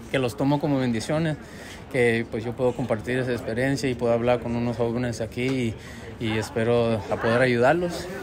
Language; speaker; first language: Spanish; early bilingual, heritage; Spanish